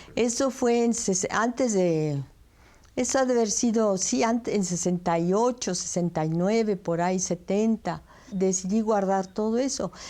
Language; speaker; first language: Spanish; early bilingual, other home language; French